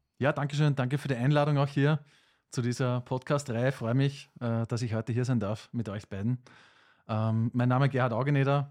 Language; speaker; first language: German; native; German